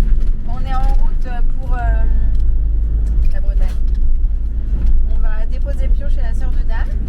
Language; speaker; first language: French; native; French